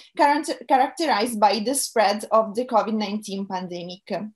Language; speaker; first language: English; non-native, fluent; Italian